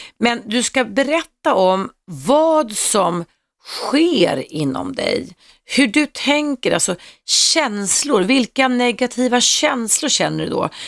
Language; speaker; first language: Swedish; native; Swedish